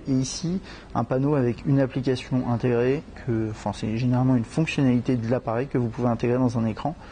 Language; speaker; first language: French; native; French